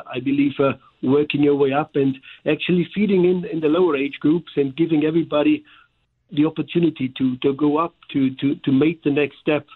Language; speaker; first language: English; non-native, fluent; German